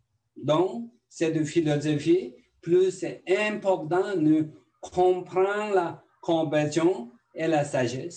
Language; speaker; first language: French; non-native, learner; Tibetan